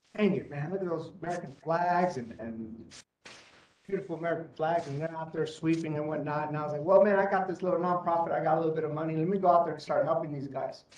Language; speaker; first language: English; native; English